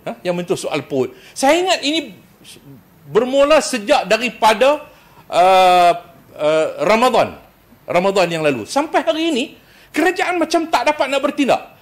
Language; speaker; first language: Malay; native; Malay